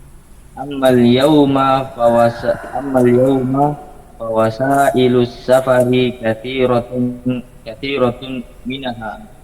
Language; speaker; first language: Arabic; non-native, learner; Indonesian